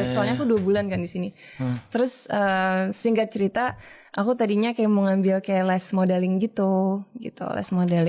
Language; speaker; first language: Indonesian; early bilingual, heritage; Indonesian